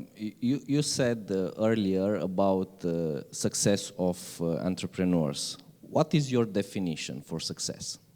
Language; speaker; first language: English; non-native, fluent; Romanian